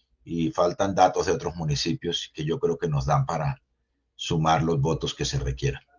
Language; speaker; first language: Spanish; native; Spanish